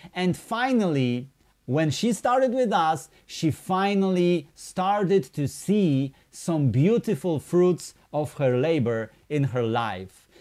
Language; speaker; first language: English; non-native, fluent; Polish